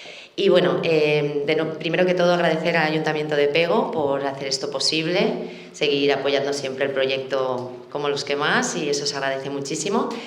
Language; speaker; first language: Spanish; native; Spanish